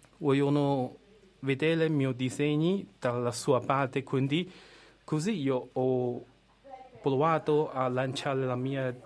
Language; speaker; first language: Italian; non-native, learner; Chinese